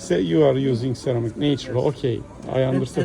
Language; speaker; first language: English; non-native, learner; Turkish